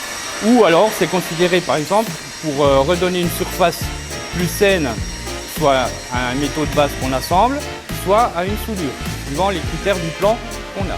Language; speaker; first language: French; native; French